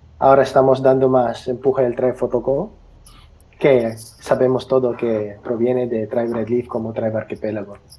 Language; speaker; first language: Spanish; non-native, fluent; Filipino